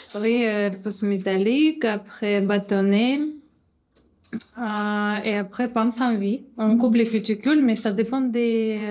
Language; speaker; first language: French; non-native, learner; Russian